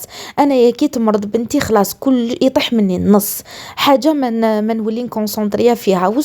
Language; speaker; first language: Arabic; native; Arabic